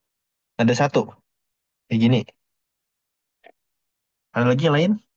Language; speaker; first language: Indonesian; native; Indonesian